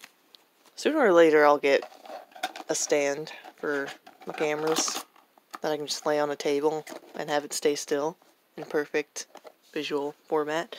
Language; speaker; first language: English; native; English